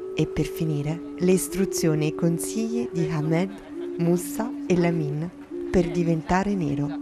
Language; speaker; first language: Italian; non-native, fluent; Arabic